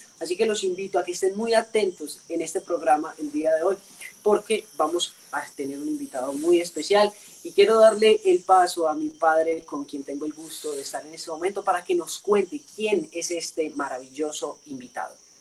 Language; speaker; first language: Spanish; native; Spanish